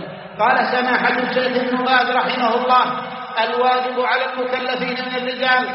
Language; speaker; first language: Arabic; native; Arabic